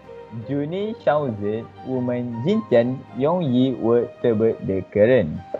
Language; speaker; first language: Chinese; non-native, learner; Malay